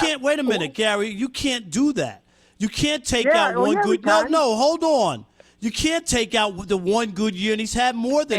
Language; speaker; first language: English; native; English